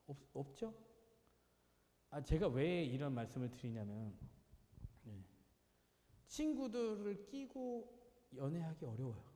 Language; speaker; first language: Korean; native; Korean